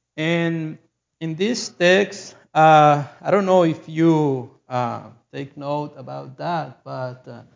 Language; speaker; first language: English; non-native, learner; Spanish